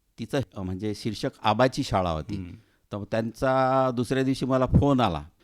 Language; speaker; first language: Marathi; native; Marathi